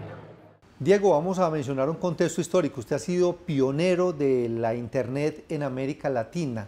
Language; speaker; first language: Spanish; native; Spanish